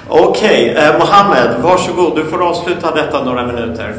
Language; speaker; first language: Swedish; native; Swedish